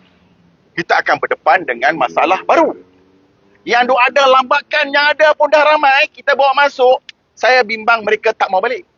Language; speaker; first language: Malay; native; Malay